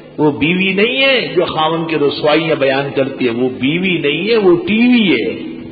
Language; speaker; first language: Urdu; non-native, local second language; Pashto